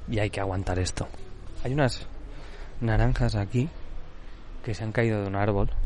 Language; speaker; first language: Spanish; non-native, local second language; Catalan